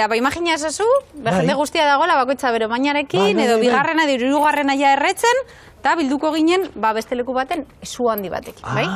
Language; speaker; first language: Basque; non-native, local second language; Spanish